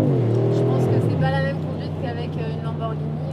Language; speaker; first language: French; native; French